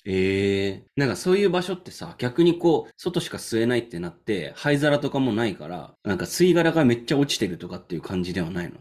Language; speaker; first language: Japanese; native; Japanese